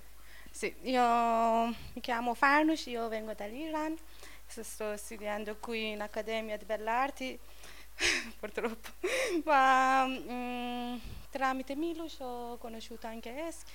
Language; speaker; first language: Italian; non-native, learner; Persian